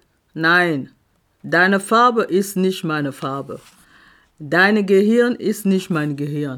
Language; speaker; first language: German; non-native, fluent; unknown